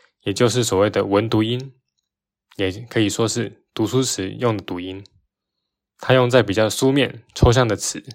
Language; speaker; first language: Chinese; native; Chinese